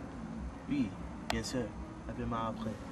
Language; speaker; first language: French; non-native, learner; English